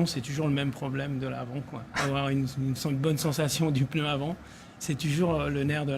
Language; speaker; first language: French; native; French